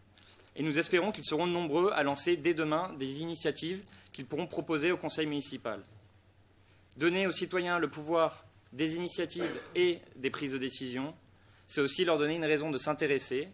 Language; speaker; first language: French; native; French